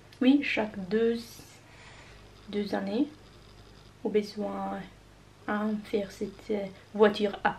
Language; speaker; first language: French; non-native, learner; Norwegian